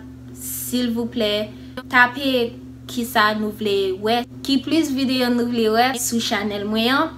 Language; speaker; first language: Haitian Creole; early bilingual, heritage; English